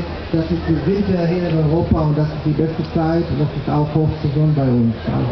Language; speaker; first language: German; non-native, fluent; Hebrew